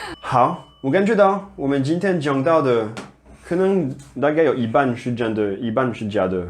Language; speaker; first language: Chinese; non-native, fluent; French